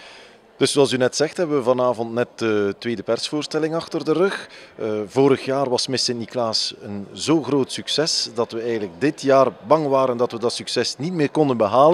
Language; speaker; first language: Dutch; native; Dutch